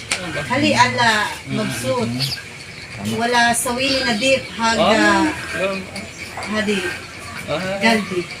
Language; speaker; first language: Arabic; non-native, learner; Filipino